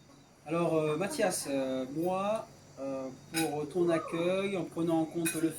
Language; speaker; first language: French; native; French